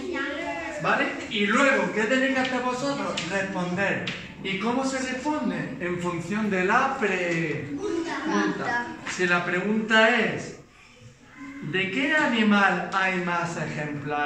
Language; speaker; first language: Spanish; native; Spanish